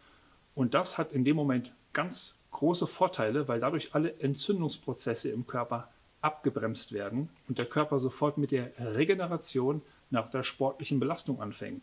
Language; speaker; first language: German; native; German